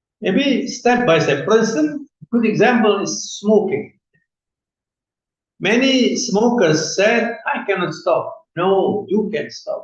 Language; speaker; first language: English; non-native, fluent; Indonesian